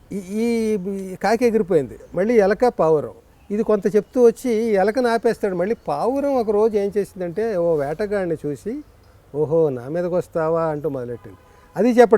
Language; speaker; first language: Telugu; native; Telugu